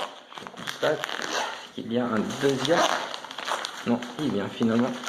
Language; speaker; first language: French; native; French